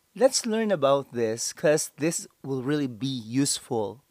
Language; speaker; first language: English; non-native, local second language; Filipino